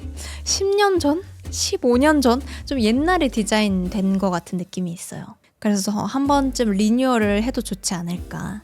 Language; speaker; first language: Korean; native; Korean